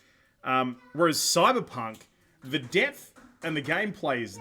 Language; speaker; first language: English; native; English